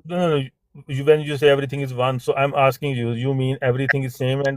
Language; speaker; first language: English; non-native, fluent; Punjabi